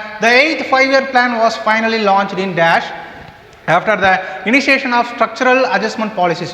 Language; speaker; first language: English; non-native, local second language; Tamil